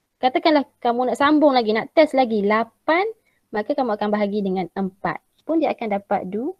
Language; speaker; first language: Malay; native; Malay